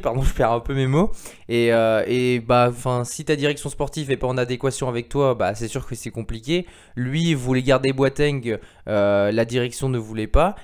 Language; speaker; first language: French; native; French